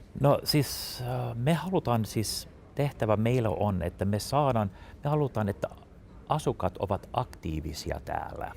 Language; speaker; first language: Finnish; non-native, fluent; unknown